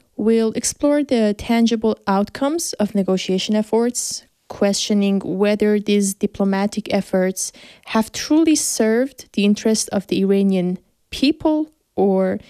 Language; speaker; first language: English; non-native, fluent; Persian